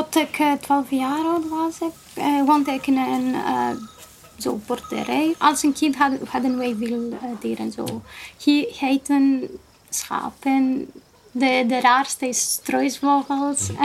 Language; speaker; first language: Dutch; non-native, learner; Greek